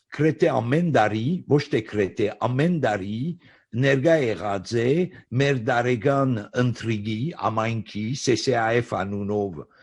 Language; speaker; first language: Armenian; early bilingual, heritage; Armenian